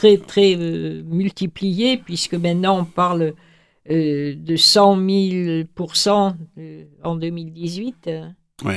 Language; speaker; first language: French; native; French